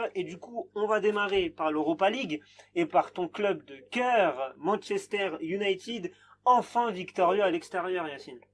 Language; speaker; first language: French; native; French